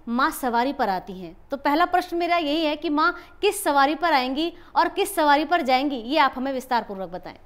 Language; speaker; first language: Hindi; native; Hindi